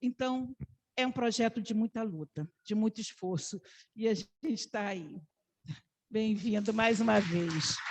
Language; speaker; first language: Portuguese; native; Portuguese